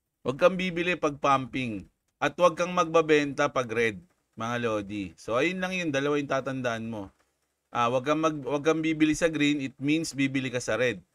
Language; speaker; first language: Filipino; native; Filipino